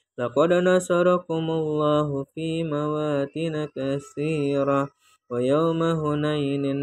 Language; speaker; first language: Arabic; non-native, fluent; Indonesian